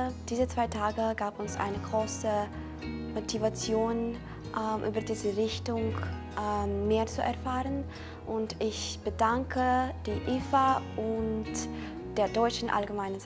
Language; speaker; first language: German; non-native, learner; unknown